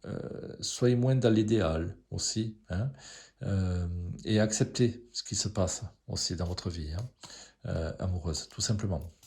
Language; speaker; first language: French; native; French